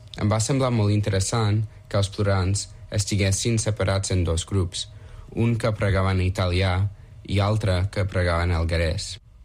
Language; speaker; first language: Catalan; non-native, fluent; English